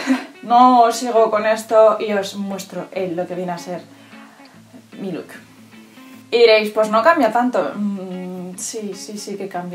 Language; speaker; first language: Spanish; native; Spanish